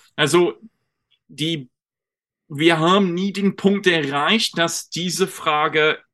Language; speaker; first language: German; non-native, fluent; English